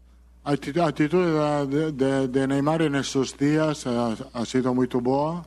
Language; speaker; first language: Portuguese; non-native, learner; Spanish